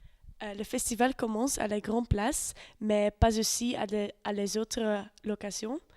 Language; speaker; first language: French; non-native, learner; Dutch